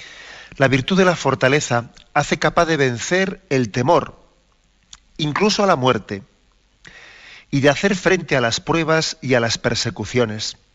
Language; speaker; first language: Spanish; native; Spanish